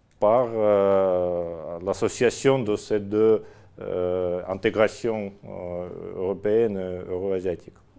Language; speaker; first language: French; non-native, fluent; Russian